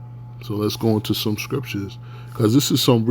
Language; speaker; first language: English; native; English